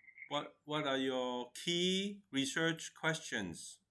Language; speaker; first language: English; non-native, fluent; Chinese